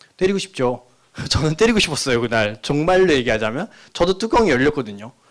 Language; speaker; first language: Korean; non-native, fluent; Nepali